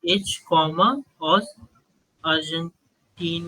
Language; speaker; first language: German; non-native, learner; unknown